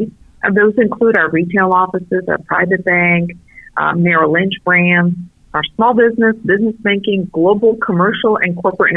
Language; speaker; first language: English; early bilingual, other home language; Arabic